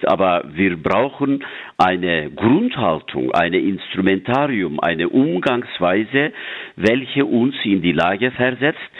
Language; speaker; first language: German; non-native, fluent; Turkish